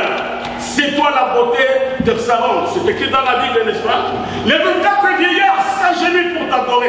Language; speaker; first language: French; non-native, local second language; Lingala